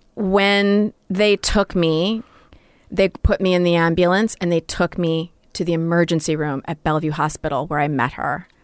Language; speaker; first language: English; native; English